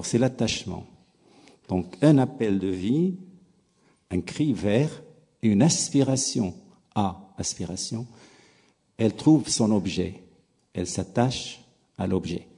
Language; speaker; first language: French; non-native, local second language; Arabic